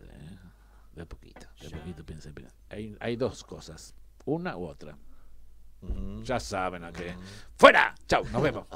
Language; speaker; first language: Spanish; native; Spanish